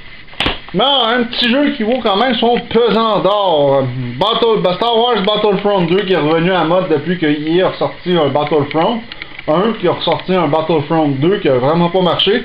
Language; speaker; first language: French; native; French